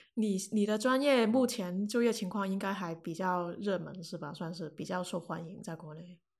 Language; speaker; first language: Chinese; non-native, local second language; Cantonese